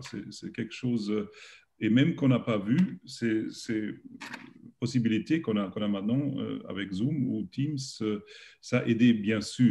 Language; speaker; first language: French; non-native, learner; German